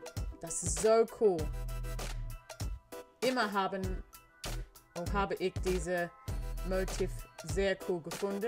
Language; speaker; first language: German; non-native, learner; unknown